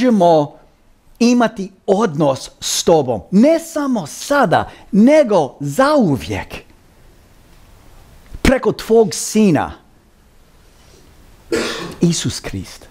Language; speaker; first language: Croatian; early bilingual, heritage; Croatian